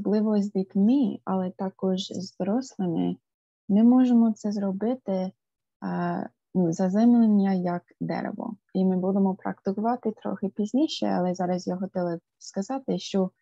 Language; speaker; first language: Ukrainian; non-native, fluent; English